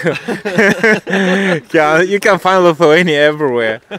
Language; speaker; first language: English; non-native, learner; Lithuanian